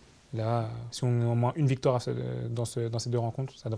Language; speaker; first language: French; native; French